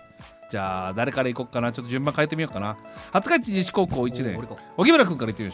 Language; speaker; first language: Japanese; native; Japanese